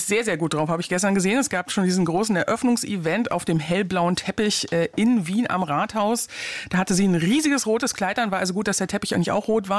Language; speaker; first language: German; native; German